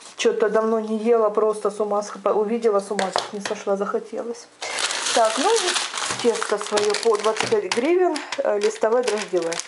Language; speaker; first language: Russian; non-native, local second language; Ukrainian